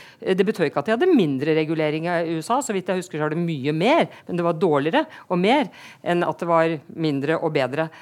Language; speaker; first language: Norwegian; native; Norwegian